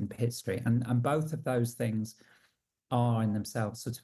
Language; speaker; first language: English; native; English